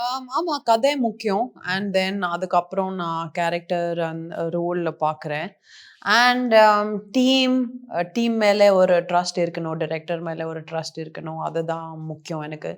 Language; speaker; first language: Tamil; non-native, learner; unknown